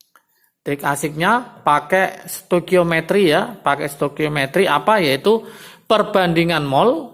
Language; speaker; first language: Indonesian; native; Indonesian